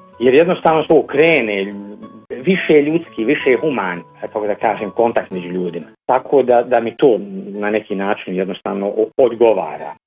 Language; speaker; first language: Bosnian; native; Bosnian